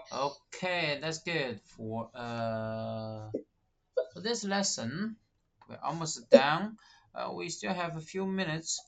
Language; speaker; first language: English; non-native, fluent; Chinese